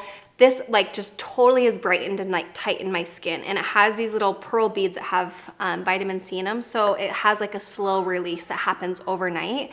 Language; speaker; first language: English; native; English